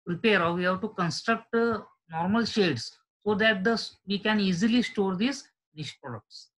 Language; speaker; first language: English; non-native, local second language; Marathi